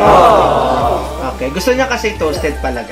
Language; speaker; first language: Filipino; native; Filipino